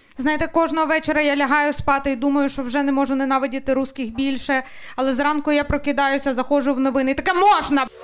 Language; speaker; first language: Ukrainian; non-native, local second language; Russian